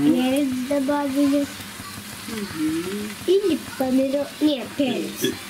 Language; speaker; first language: Russian; early bilingual, heritage; Russian